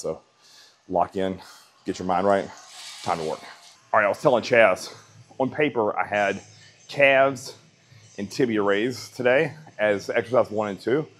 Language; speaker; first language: English; native; English